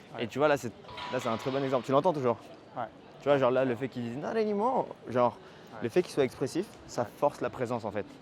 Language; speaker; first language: French; native; French